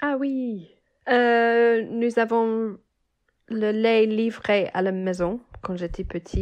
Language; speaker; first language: French; non-native, fluent; English